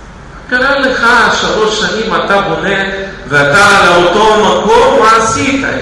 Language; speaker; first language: Hebrew; non-native, fluent; Russian